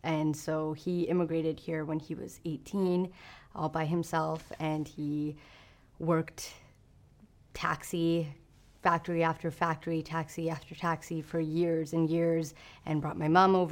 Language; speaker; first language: English; native; English